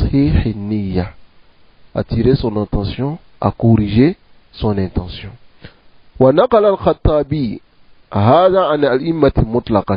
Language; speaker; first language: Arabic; non-native, fluent; Wolof